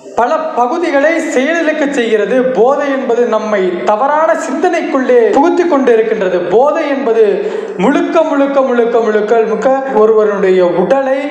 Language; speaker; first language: Tamil; non-native, local second language; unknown